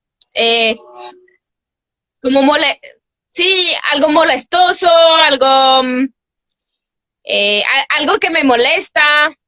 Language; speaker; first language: Spanish; non-native, fluent; French